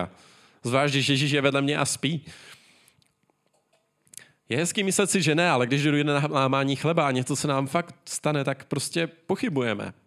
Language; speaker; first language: Czech; native; Czech